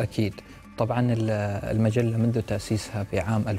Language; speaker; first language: Arabic; native; Arabic